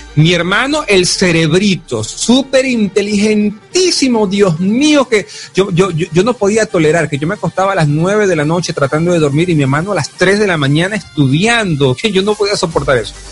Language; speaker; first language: Spanish; native; Spanish